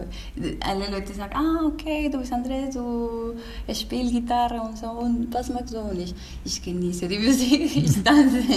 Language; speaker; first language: German; non-native, learner; Spanish